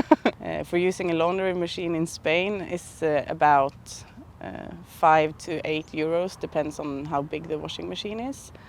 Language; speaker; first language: English; non-native, fluent; Swedish